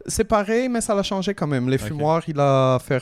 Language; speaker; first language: French; native; French